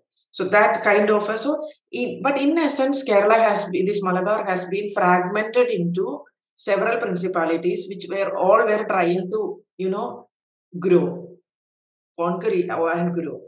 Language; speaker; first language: English; non-native, local second language; Malayalam